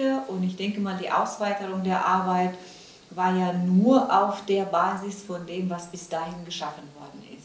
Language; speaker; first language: German; non-native, fluent; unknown